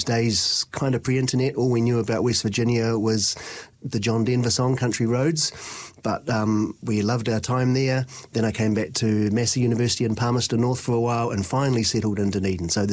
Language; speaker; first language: English; native; English